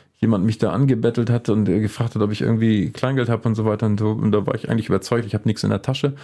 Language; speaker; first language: German; native; German